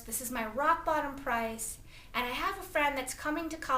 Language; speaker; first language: English; native; English